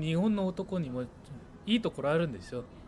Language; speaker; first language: Japanese; non-native, fluent; Korean